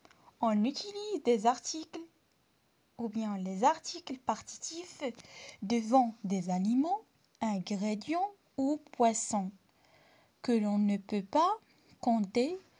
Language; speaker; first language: French; non-native, local second language; Arabic